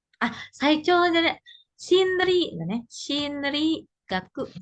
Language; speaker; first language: Japanese; non-native, fluent; Indonesian